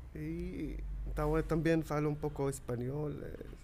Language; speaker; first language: Portuguese; non-native, learner; Hebrew